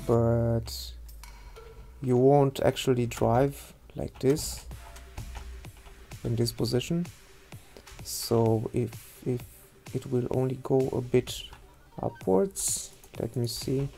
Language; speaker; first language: English; non-native, fluent; German